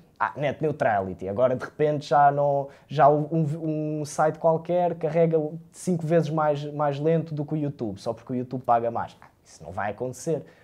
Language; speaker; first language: Portuguese; early bilingual, other home language; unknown